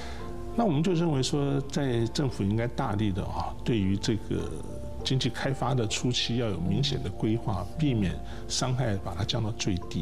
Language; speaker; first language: Chinese; native; Chinese